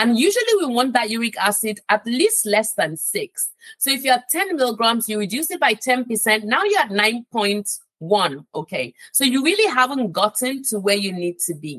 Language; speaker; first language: English; non-native, local second language; Yoruba